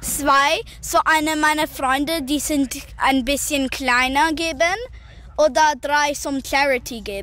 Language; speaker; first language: German; non-native, learner; English